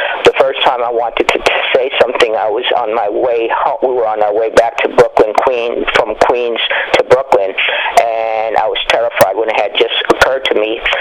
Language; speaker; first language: English; early bilingual, other home language; Greek